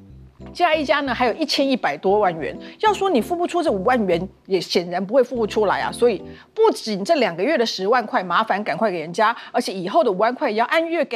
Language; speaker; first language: Chinese; native; Chinese